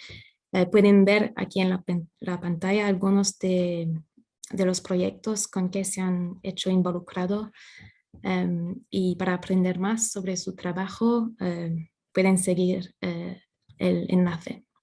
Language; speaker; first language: Spanish; non-native, fluent; English